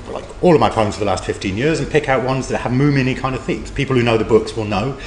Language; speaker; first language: English; native; English